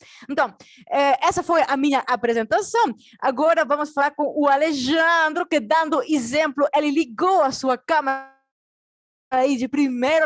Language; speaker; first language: Portuguese; non-native, fluent; Spanish